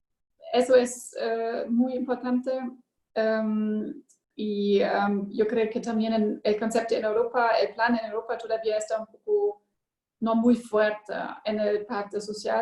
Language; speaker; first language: Spanish; non-native, learner; German